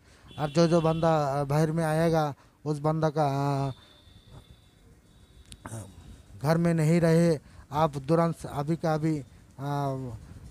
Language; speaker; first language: Hindi; non-native, learner; Bangla